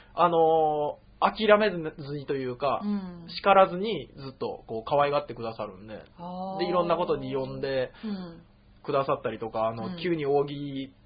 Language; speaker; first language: Japanese; native; Japanese